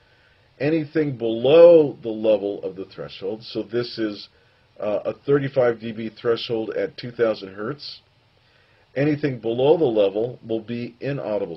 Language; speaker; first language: English; native; English